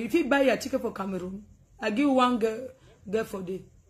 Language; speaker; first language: English; non-native, local second language; French